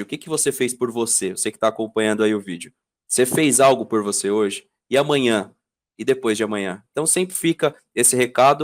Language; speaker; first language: Portuguese; native; Portuguese